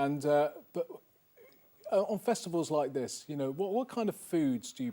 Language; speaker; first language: English; native; English